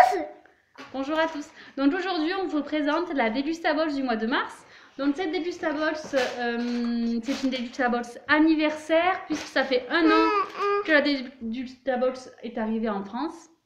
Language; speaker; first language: French; native; French